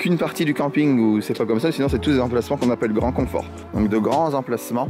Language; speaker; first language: French; native; French